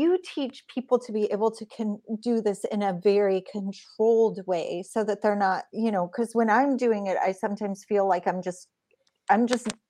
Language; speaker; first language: English; native; English